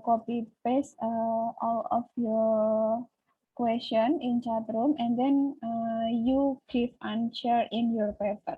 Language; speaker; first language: English; non-native, learner; Indonesian